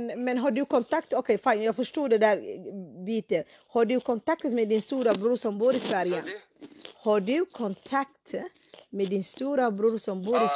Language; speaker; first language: Swedish; non-native, fluent; Somali